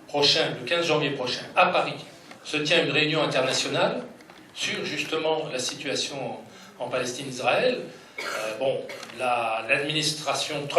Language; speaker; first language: French; native; French